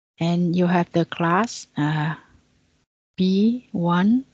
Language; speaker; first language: English; non-native, learner; Vietnamese